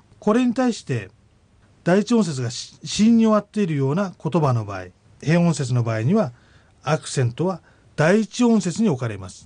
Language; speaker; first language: Japanese; native; Japanese